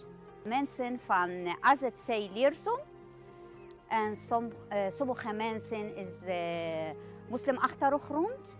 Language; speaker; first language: Dutch; non-native, learner; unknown